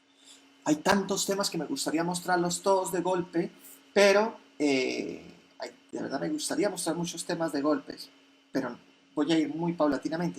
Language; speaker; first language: Spanish; native; Spanish